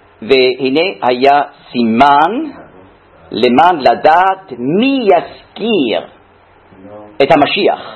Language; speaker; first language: Hebrew; non-native, fluent; German